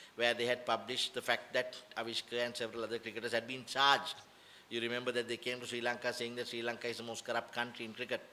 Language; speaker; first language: English; non-native, local second language; Sinhala